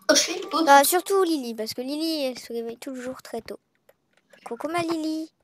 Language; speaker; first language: French; native; French